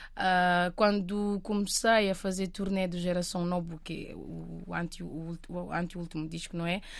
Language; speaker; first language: Portuguese; non-native, local second language; Kabuverdianu